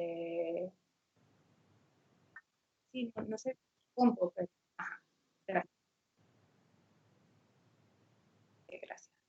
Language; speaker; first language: Spanish; non-native, fluent; English